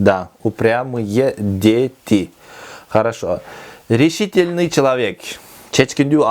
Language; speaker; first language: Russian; non-native, local second language; Kyrgyz